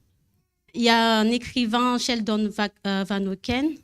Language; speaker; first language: French; non-native, learner; Malagasy